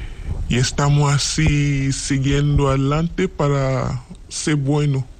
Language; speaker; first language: Spanish; non-native, learner; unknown